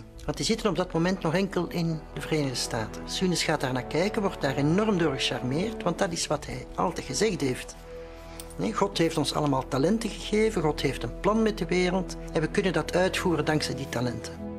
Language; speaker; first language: Dutch; native; Dutch